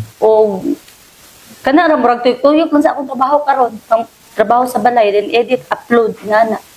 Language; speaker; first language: Cebuano; non-native, local second language; Chavacano